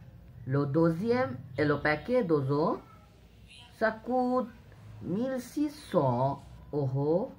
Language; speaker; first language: French; non-native, learner; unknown